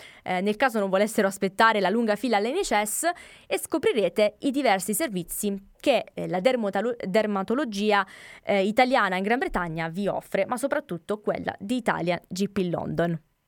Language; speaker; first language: Italian; native; Italian